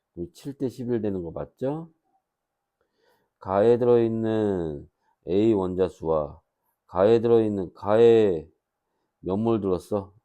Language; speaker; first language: Korean; native; Korean